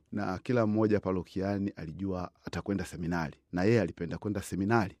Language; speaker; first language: Swahili; native; Swahili